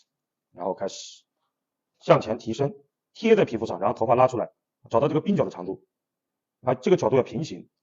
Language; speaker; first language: Chinese; native; Chinese